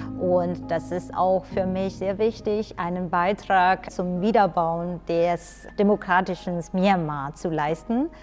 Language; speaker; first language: German; non-native, fluent; Burmese